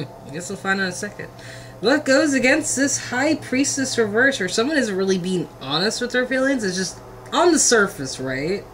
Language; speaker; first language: English; native; English